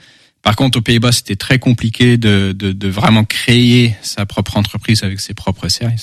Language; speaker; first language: French; early bilingual, heritage; Dutch